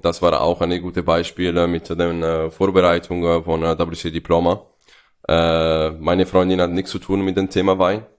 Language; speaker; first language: German; non-native, fluent; Italian